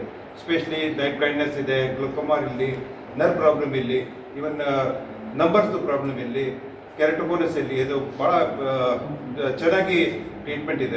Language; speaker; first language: Kannada; non-native, local second language; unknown